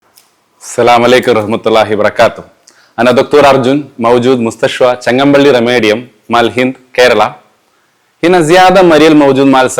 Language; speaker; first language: Arabic; non-native, learner; Malayalam